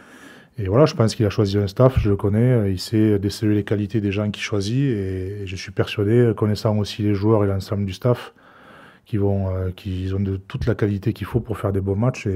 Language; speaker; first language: French; native; French